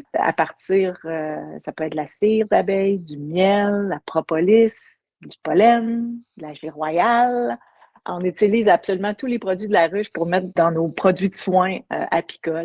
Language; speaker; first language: French; native; French